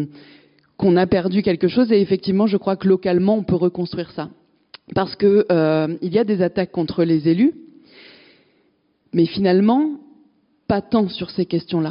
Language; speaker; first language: French; native; French